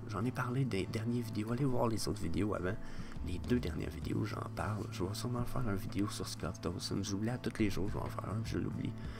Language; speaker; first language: French; native; French